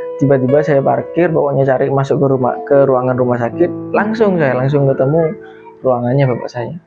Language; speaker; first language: Indonesian; non-native, local second language; Madurese